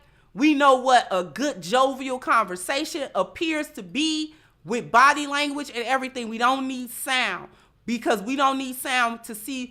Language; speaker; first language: English; native; English